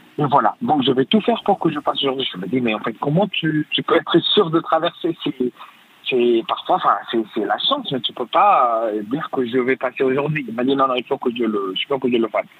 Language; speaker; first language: French; non-native, fluent; Arabic